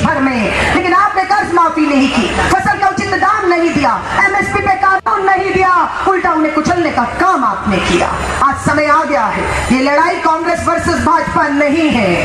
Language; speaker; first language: Hindi; native; Hindi